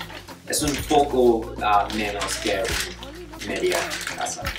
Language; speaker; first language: Spanish; non-native, learner; English